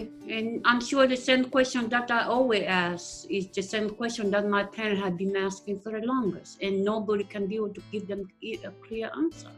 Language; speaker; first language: English; non-native, local second language; Acoli